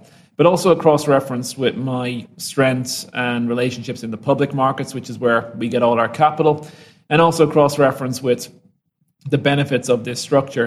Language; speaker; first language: English; native; English